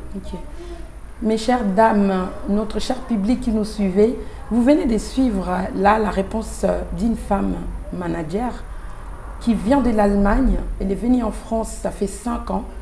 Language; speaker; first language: French; non-native, local second language; Lingala